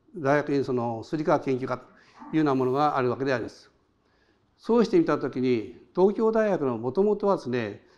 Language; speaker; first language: Japanese; native; Japanese